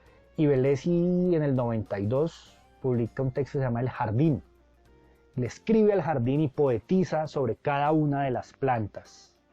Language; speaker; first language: Spanish; native; Spanish